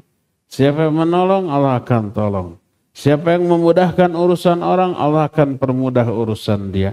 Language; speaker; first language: Indonesian; non-native, local second language; Sundanese